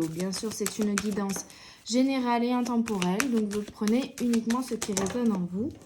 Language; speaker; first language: French; native; French